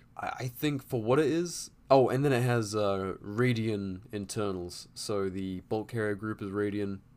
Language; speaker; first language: English; native; English